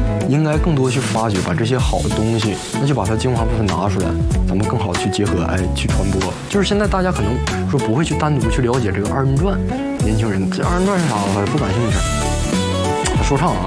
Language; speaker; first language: Chinese; native; Chinese